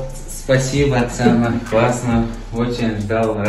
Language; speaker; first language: Russian; non-native, local second language; Kyrgyz